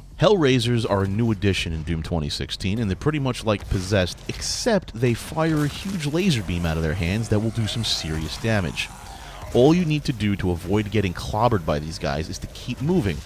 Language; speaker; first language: English; native; English